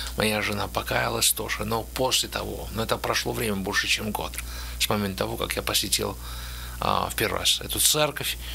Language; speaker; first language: Russian; native; Russian